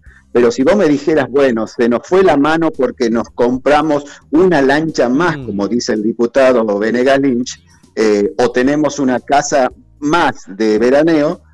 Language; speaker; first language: Spanish; native; Spanish